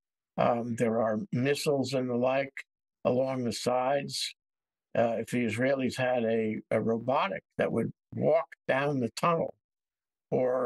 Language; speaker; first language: English; native; English